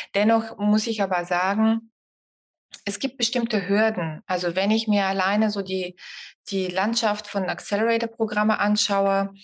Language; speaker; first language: German; non-native, fluent; Bulgarian